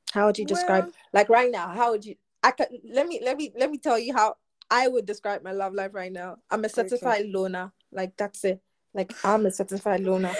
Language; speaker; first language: English; non-native, local second language; Akan